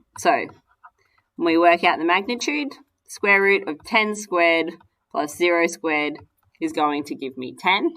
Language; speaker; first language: English; native; English